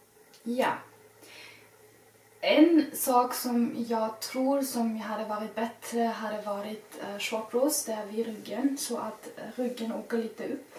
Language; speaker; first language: Swedish; non-native, fluent; German